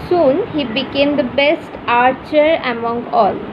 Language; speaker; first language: English; non-native, local second language; Bangla